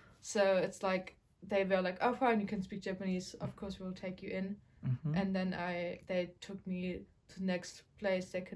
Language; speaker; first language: English; non-native, fluent; German